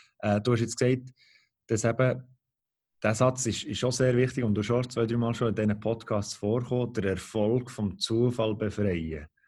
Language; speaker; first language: German; native; German